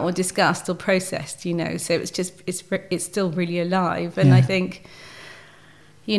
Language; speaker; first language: English; native; English